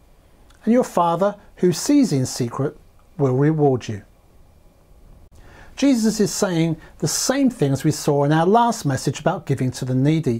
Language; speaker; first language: English; native; English